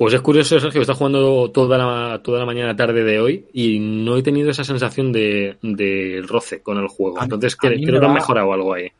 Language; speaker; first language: Spanish; native; Spanish